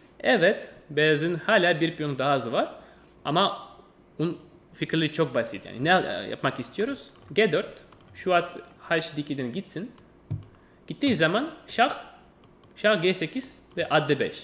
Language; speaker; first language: Turkish; non-native, fluent; Russian